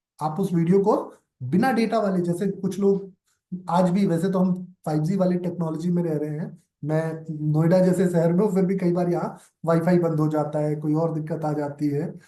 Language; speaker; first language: Hindi; native; Hindi